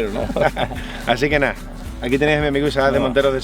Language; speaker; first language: Spanish; native; Spanish